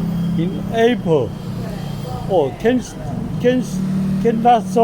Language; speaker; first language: English; non-native, learner; Chinese